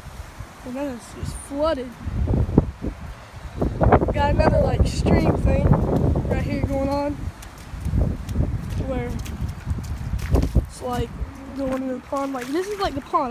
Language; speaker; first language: English; native; English